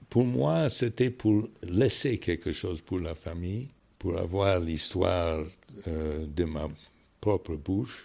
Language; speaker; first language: French; non-native, fluent; English